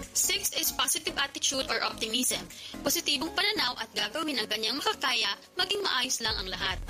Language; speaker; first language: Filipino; non-native, local second language; Hiligaynon